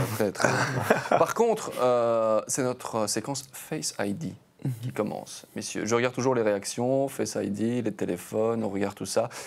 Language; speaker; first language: French; native; French